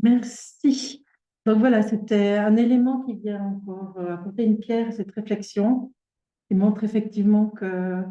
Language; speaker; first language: French; native; French